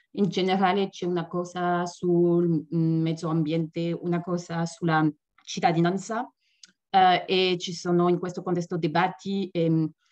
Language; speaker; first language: Italian; non-native, learner; French